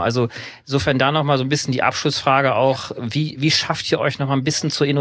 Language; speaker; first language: German; native; German